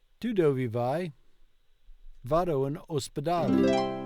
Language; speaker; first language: Italian; non-native, learner; English